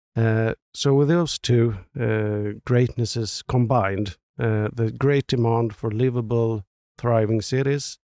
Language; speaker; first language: English; non-native, fluent; Swedish